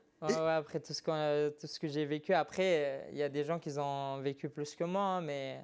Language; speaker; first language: French; non-native, fluent; Arabic